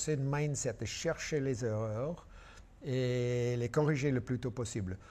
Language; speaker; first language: French; non-native, fluent; English